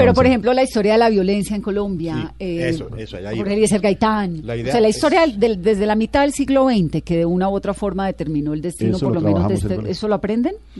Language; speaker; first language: Spanish; native; Spanish